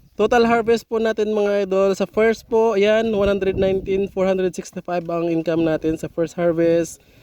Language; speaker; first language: Filipino; native; Filipino